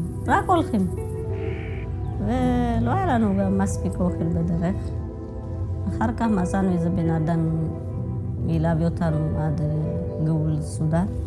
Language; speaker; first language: Hebrew; non-native, fluent; Amharic